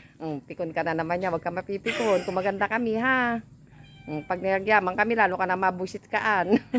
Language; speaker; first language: Filipino; native; Filipino